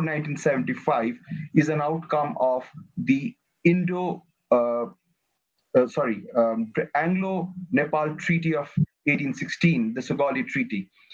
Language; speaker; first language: English; non-native, local second language; Nepali